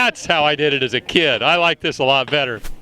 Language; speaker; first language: English; native; English